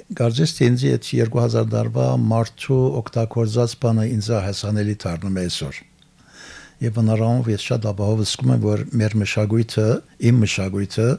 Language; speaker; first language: Armenian; early bilingual, heritage; Armenian